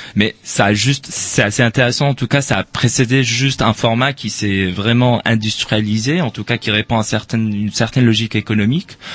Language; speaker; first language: French; non-native, local second language; Arabic